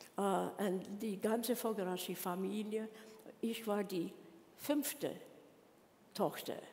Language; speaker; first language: German; non-native, learner; English